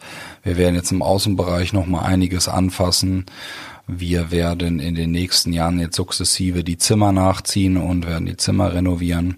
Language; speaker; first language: German; native; German